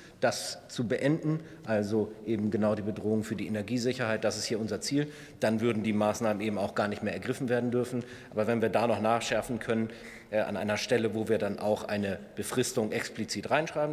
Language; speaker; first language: German; native; German